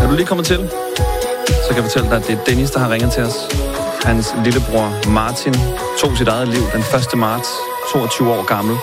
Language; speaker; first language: Danish; native; Danish